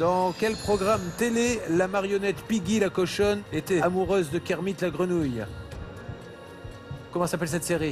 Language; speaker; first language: French; native; French